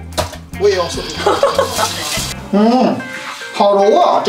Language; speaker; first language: Chinese; non-native, local second language; Korean